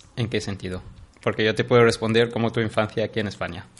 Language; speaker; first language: Spanish; non-native, fluent; Arabic